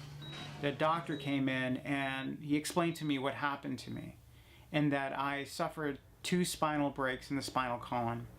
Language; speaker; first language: English; native; English